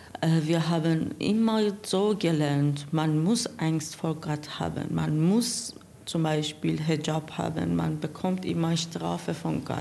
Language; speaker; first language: German; non-native, learner; Persian